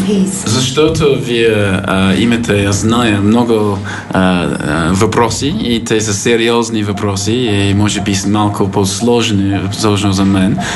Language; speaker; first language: Bulgarian; non-native, learner; English